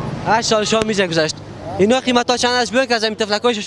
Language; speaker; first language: Persian; native; Persian